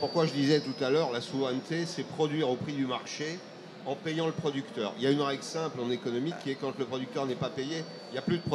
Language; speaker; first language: French; native; French